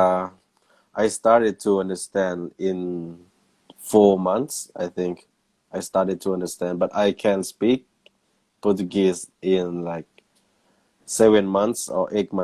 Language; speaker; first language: English; non-native, learner; Thai